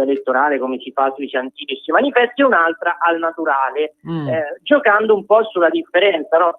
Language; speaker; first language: Italian; native; Italian